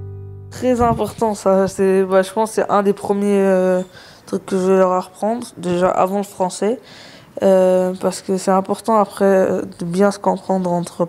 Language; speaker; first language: French; early bilingual, other home language; Arabic